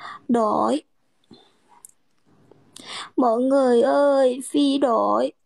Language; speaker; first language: Vietnamese; non-native, learner; Indonesian